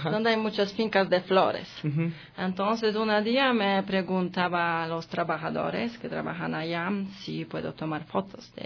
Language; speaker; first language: Spanish; non-native, learner; Polish